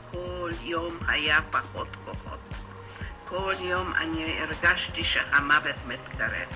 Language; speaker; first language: Hebrew; non-native, fluent; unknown